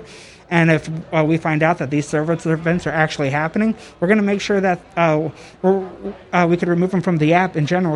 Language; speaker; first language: English; native; English